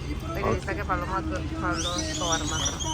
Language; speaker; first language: Spanish; native; Spanish